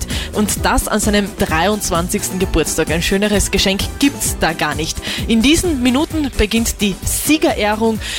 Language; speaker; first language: German; native; German